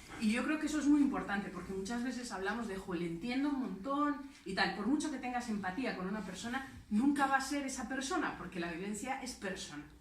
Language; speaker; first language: Spanish; early bilingual, other home language; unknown